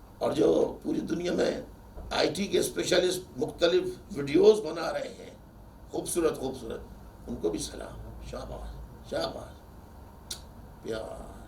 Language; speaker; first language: Urdu; native; Urdu